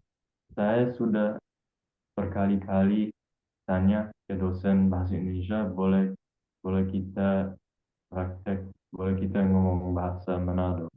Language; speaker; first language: Indonesian; non-native, fluent; English